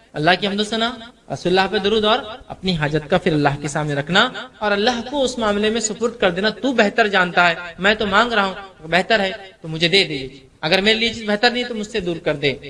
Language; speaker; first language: Urdu; native; Urdu